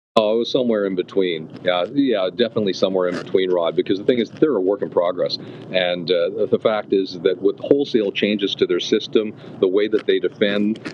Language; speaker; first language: English; native; English